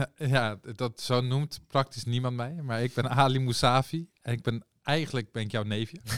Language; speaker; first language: Dutch; early bilingual, other home language; Persian